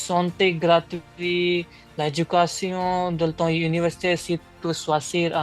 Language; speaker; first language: French; non-native, learner; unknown